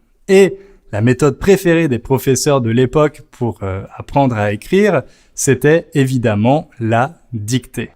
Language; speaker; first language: French; native; French